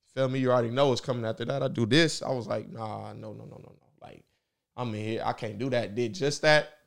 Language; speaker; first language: English; native; English